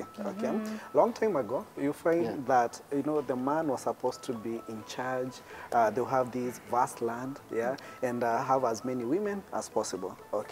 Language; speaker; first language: English; non-native, local second language; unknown